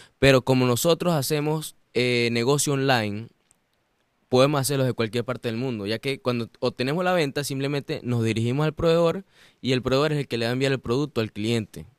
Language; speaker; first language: Spanish; native; Spanish